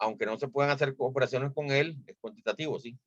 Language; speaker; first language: Spanish; native; Spanish